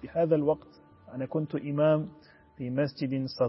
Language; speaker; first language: Arabic; non-native, fluent; Turkish